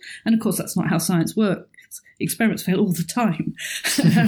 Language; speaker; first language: English; native; English